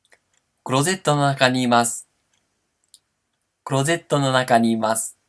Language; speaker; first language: Japanese; non-native, fluent; Portuguese